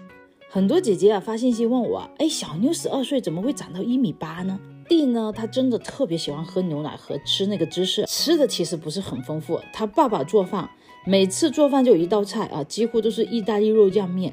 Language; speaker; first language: Chinese; non-native, local second language; Cantonese